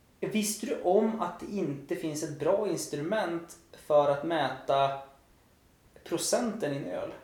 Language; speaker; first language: Swedish; native; Swedish